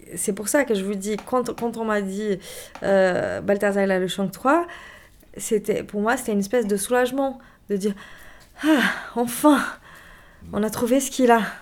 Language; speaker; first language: French; non-native, fluent; Portuguese